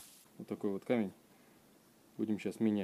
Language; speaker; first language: Russian; native; Russian